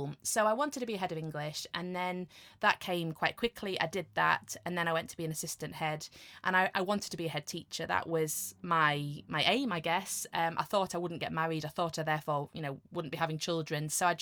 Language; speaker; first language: English; native; English